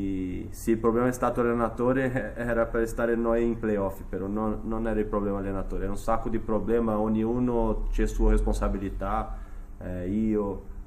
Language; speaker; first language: Italian; non-native, fluent; Portuguese